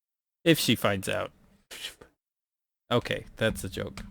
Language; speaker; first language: English; native; English